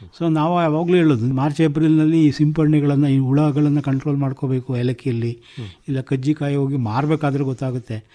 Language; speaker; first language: Kannada; native; Kannada